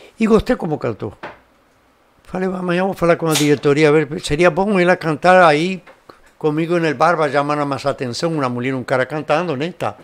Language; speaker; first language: Portuguese; non-native, fluent; Spanish